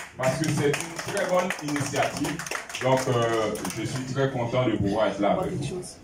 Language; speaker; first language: French; non-native, local second language; Haitian Creole